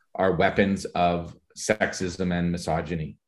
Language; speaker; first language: English; native; English